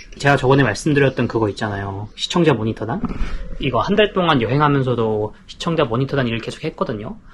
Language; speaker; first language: Korean; early bilingual, heritage; Korean